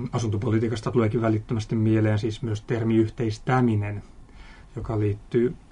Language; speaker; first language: Finnish; native; Finnish